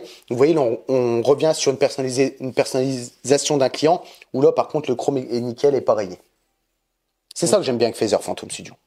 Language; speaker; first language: French; native; French